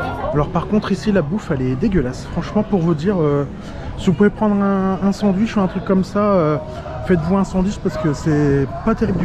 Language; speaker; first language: French; native; French